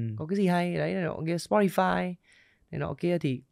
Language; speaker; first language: Vietnamese; native; Vietnamese